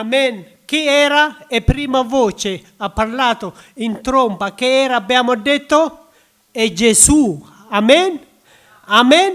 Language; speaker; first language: Italian; non-native, learner; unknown